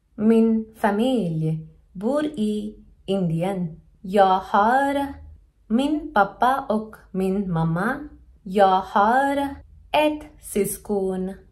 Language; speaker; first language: Swedish; non-native, learner; Kannada